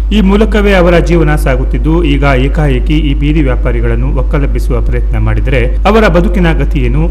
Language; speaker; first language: Kannada; native; Kannada